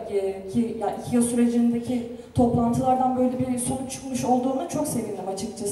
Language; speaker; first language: Turkish; native; Turkish